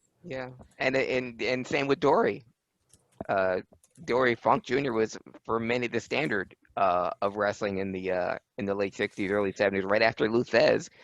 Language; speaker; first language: English; native; English